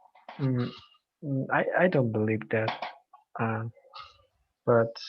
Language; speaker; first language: English; non-native, learner; Spanish